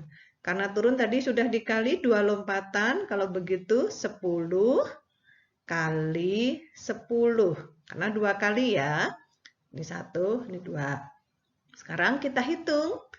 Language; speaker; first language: Indonesian; native; Indonesian